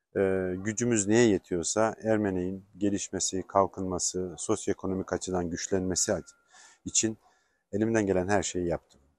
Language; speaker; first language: Turkish; native; Turkish